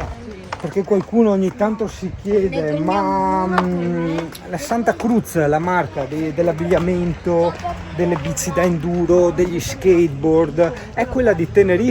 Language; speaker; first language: Italian; native; Italian